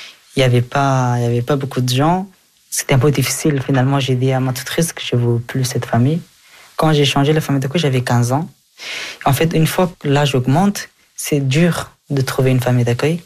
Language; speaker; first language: French; early bilingual, other home language; Persian